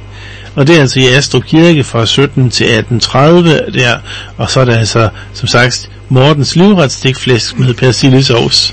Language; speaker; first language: Danish; native; Danish